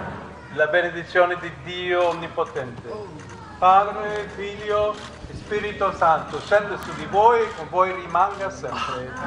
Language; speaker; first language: Italian; non-native, fluent; English